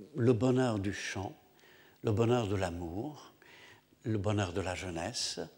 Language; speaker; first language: French; non-native, fluent; English